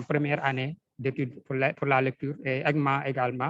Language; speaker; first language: French; non-native, local second language; Wolof